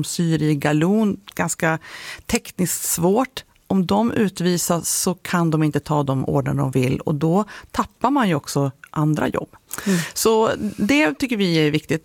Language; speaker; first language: Swedish; native; Swedish